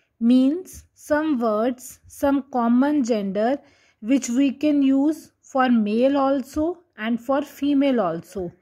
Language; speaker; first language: English; non-native, local second language; Hindi